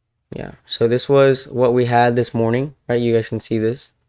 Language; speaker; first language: English; native; English